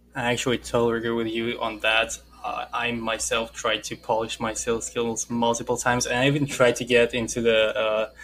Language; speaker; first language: English; non-native, fluent; Russian